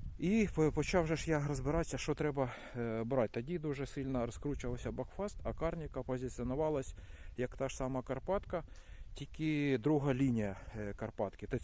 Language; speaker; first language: Ukrainian; non-native, local second language; Russian